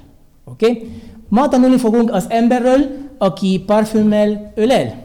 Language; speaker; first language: Hungarian; non-native, learner; Spanish